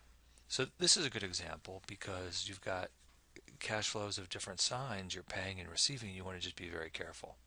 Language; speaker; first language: English; native; English